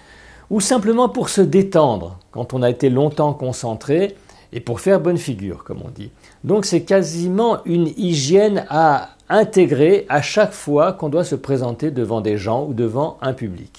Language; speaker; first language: French; native; French